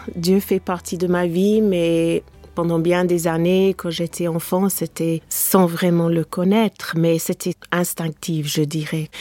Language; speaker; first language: French; non-native, fluent; English